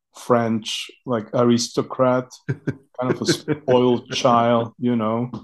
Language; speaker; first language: English; non-native, fluent; Spanish